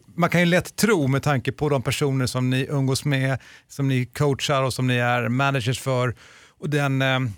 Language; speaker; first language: Swedish; non-native, fluent; Greek